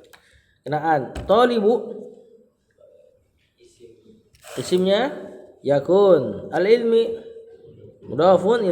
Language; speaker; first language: Arabic; non-native, fluent; Indonesian